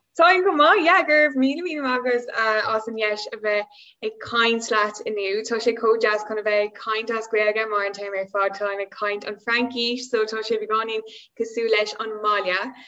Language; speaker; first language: Irish; non-native, local second language; English